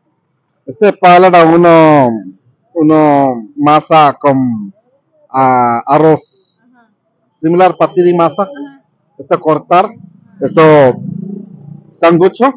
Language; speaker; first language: Spanish; non-native, learner; Malayalam